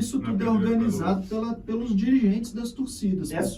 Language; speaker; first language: Portuguese; native; Portuguese